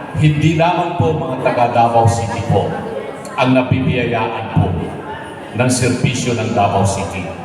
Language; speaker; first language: Filipino; native; Filipino